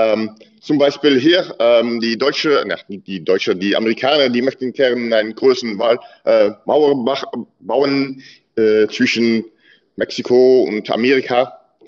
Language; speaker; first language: German; non-native, learner; Dutch